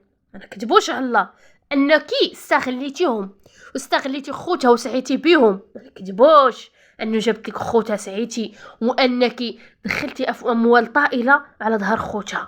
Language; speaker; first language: Arabic; native; Arabic